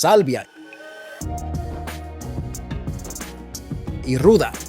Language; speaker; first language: Spanish; native; Spanish